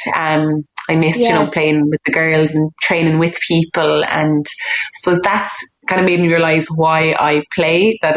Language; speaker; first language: English; native; English